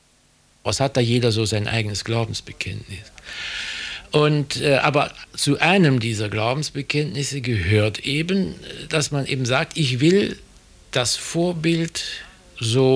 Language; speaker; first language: German; native; German